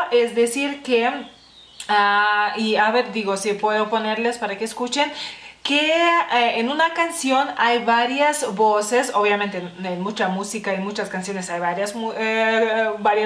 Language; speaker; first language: Spanish; non-native, fluent; Lithuanian